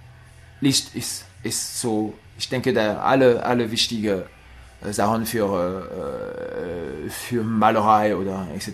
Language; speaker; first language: German; non-native, learner; French